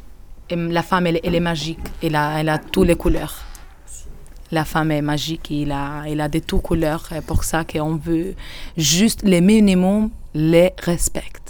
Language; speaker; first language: French; non-native, learner; Albanian